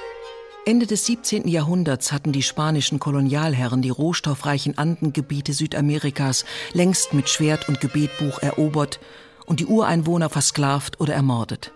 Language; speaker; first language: German; native; German